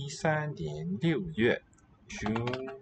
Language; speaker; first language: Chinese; non-native, learner; English